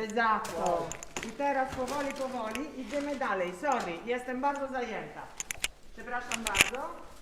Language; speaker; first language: Polish; non-native, fluent; Italian